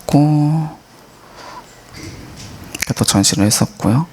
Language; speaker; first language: Korean; native; Korean